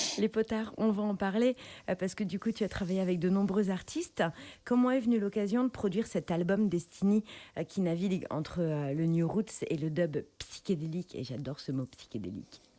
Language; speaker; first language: French; native; French